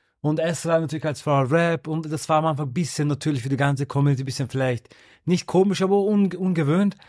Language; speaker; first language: German; early bilingual, other home language; Turkish